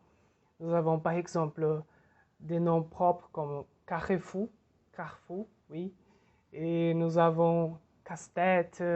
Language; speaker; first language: French; non-native, fluent; Portuguese